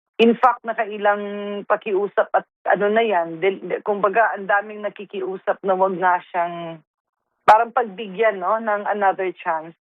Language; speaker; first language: Filipino; non-native, local second language; Waray